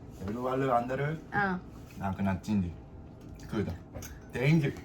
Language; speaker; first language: Telugu; non-native, learner; Japanese